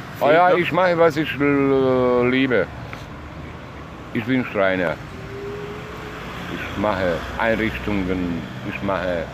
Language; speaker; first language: German; non-native, learner; Bosnian